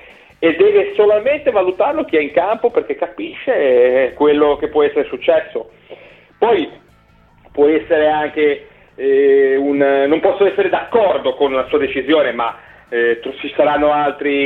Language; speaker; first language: Italian; native; Italian